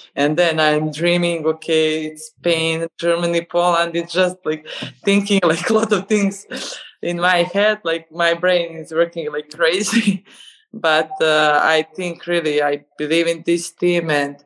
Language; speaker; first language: English; non-native, fluent; Serbian